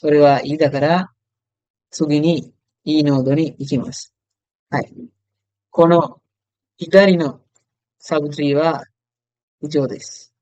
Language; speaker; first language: Japanese; non-native, fluent; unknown